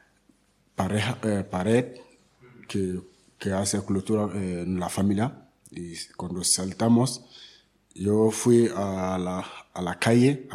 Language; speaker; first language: Spanish; non-native, learner; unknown